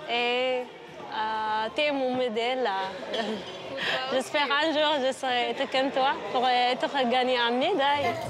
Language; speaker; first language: French; non-native, learner; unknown